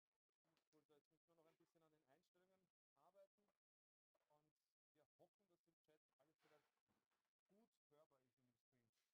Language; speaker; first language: German; native; German